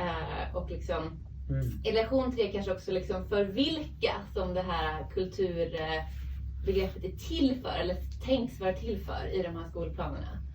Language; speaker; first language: Swedish; native; Swedish